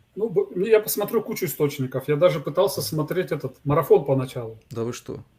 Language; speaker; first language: Russian; native; Russian